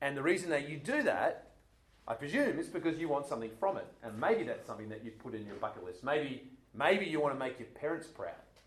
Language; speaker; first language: English; native; English